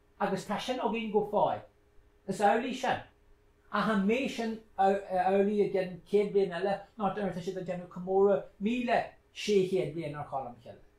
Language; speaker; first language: Irish; native; Irish